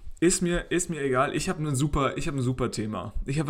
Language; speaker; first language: German; native; German